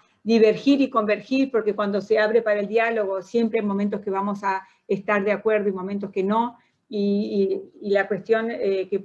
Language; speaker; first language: Spanish; non-native, fluent; Portuguese